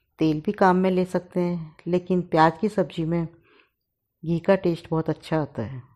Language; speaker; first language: Hindi; native; Hindi